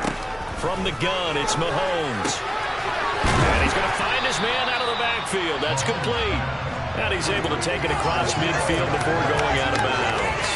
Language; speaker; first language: English; native; English